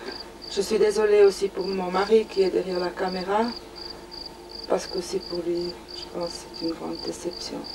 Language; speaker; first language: French; non-native, learner; Romanian